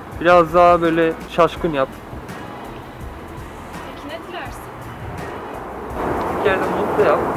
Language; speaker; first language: Turkish; native; Turkish